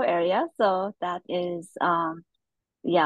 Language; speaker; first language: English; early bilingual, other home language; Hmong